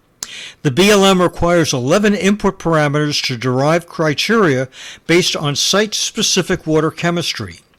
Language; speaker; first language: English; native; English